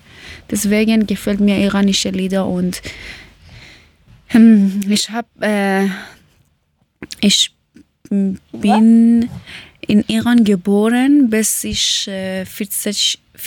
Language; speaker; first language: German; non-native, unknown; Persian